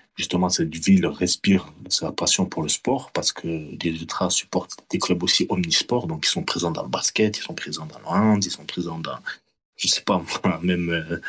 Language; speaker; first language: French; native; French